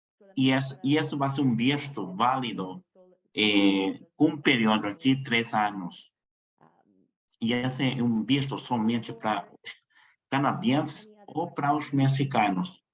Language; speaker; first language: Portuguese; non-native, fluent; Spanish